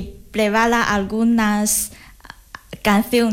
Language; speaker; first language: Spanish; non-native, learner; Chinese